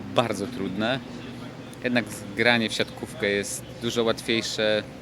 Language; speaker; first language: Polish; native; Polish